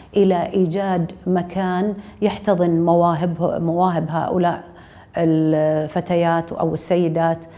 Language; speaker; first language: Arabic; native; Arabic